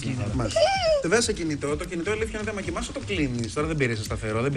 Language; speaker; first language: Greek; native; Greek